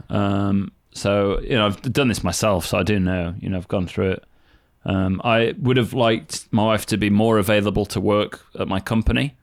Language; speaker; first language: English; native; English